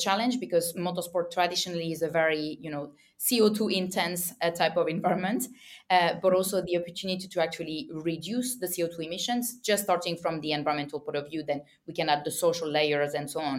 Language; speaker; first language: English; non-native, fluent; French